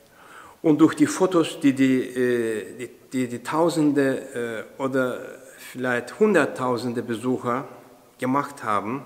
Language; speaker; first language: German; non-native, fluent; Turkish